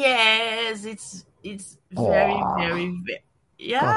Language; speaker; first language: English; non-native, learner; Portuguese